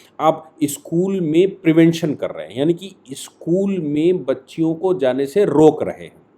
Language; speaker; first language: Hindi; native; Hindi